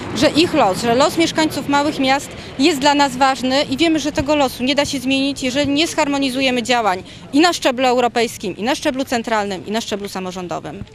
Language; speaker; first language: Polish; native; Polish